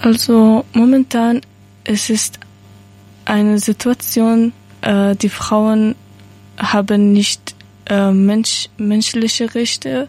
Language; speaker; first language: German; non-native, learner; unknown